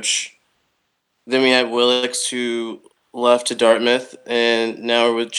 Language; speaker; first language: English; native; English